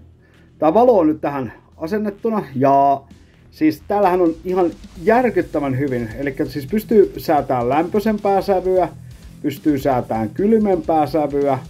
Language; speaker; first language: Finnish; native; Finnish